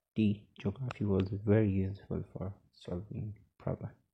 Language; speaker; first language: English; non-native, local second language; Amharic